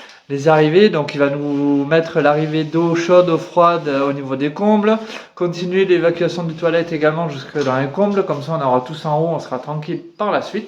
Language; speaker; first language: French; native; French